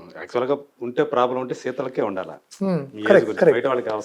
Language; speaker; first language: Telugu; native; Telugu